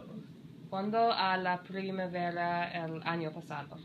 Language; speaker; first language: Spanish; non-native, learner; English